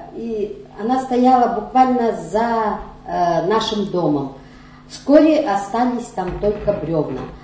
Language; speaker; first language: Russian; non-native, local second language; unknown